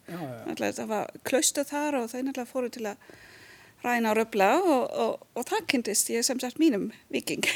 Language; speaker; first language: Icelandic; non-native, fluent; German